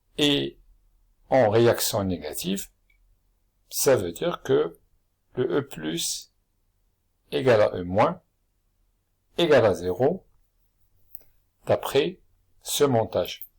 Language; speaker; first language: French; non-native, local second language; Arabic